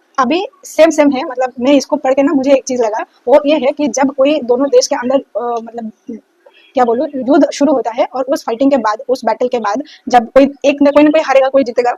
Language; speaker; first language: Hindi; non-native, local second language; Bangla